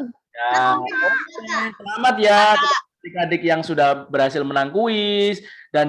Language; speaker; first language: Indonesian; native; Indonesian